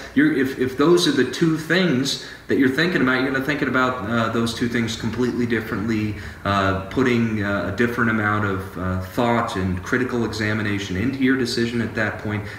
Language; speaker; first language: English; native; English